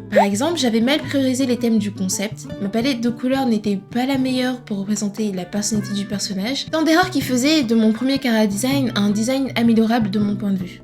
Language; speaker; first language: French; native; French